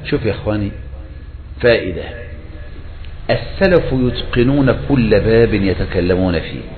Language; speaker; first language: Arabic; native; Arabic